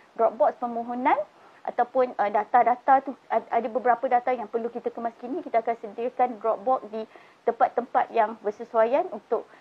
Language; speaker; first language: Malay; native; Malay